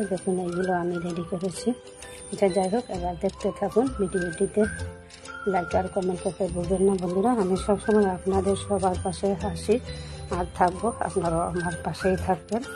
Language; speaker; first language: Bangla; non-native, local second language; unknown